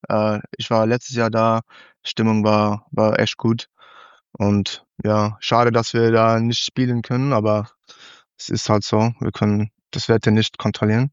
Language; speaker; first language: German; non-native, learner; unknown